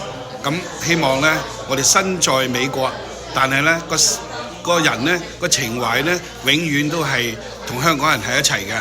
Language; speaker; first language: Cantonese; native; Cantonese